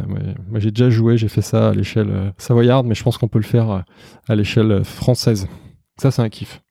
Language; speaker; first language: French; native; French